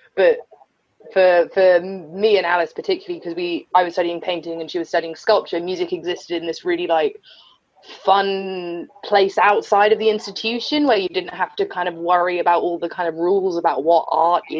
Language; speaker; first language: English; native; English